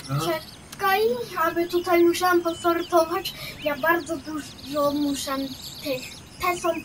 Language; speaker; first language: Polish; early bilingual, heritage; Polish